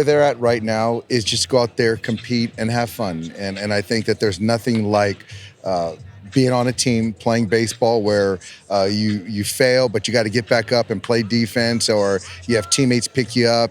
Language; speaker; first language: English; native; English